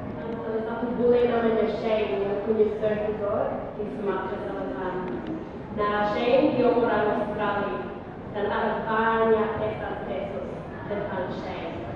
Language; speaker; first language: Indonesian; non-native, fluent; English